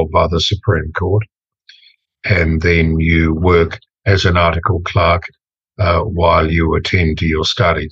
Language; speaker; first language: English; native; English